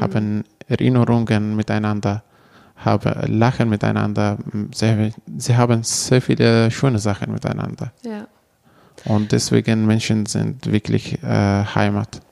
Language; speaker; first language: German; non-native, learner; Arabic